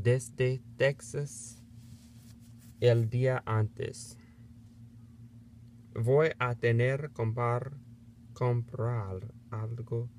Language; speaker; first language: Spanish; non-native, learner; English